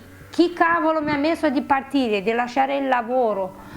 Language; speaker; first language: Italian; non-native, fluent; Romanian